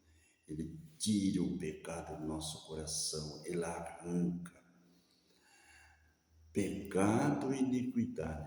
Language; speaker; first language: Portuguese; native; Portuguese